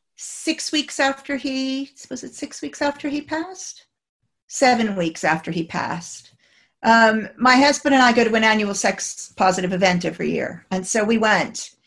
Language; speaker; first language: English; native; English